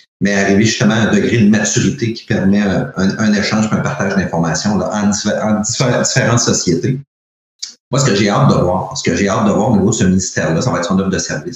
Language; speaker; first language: French; native; French